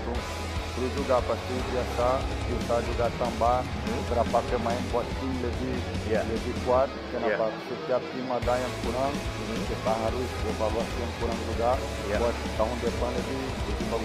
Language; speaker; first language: Indonesian; non-native, learner; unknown